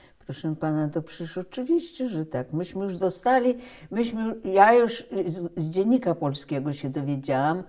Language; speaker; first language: Polish; early bilingual, heritage; Polish